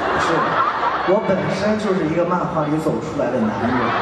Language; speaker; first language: Chinese; native; Chinese